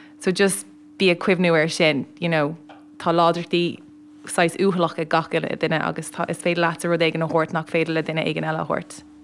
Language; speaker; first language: Irish; non-native, local second language; English